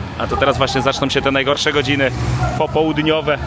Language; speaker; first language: Polish; native; Polish